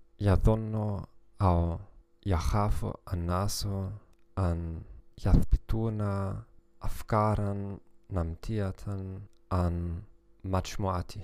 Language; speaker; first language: Arabic; non-native, learner; German